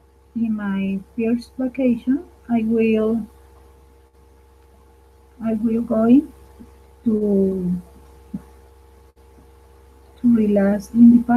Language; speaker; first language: English; non-native, learner; Spanish